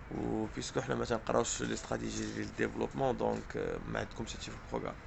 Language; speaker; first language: French; non-native, local second language; Arabic